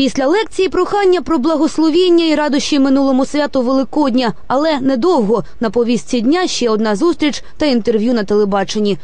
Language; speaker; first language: Ukrainian; native; Ukrainian